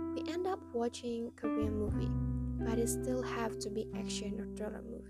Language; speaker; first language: English; non-native, fluent; Indonesian